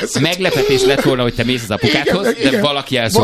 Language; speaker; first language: Hungarian; native; Hungarian